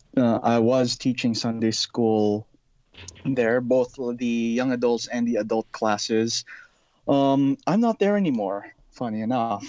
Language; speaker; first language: English; non-native, local second language; Filipino